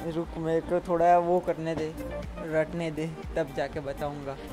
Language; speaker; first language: Hindi; non-native, local second language; Gujarati